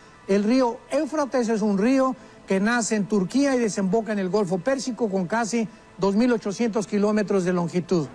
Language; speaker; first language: Spanish; native; Spanish